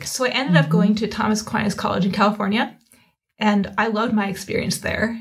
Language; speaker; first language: English; native; English